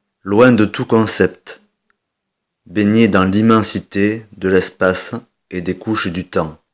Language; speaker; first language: French; native; French